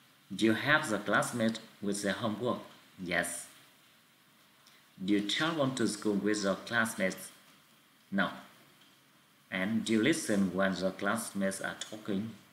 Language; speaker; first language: English; non-native, fluent; Vietnamese